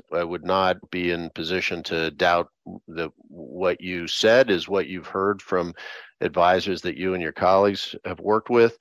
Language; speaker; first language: English; native; English